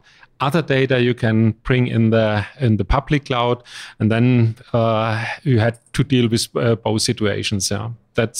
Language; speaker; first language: English; non-native, fluent; German